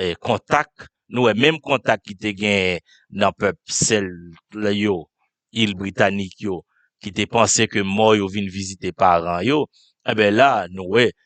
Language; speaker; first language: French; non-native, local second language; Haitian Creole